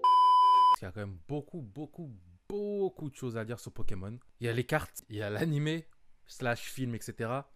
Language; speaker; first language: French; native; French